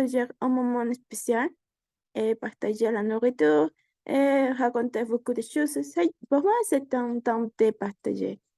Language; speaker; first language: French; non-native, learner; Spanish